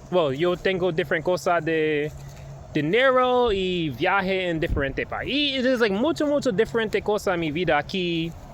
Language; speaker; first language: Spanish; non-native, learner; English